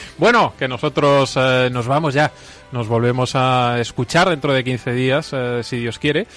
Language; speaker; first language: Spanish; native; Spanish